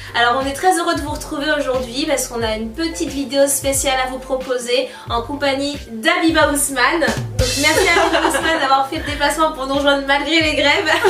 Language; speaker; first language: French; native; French